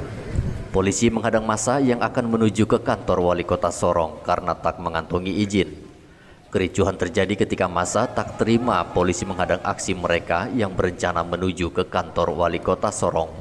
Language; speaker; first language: Indonesian; native; Indonesian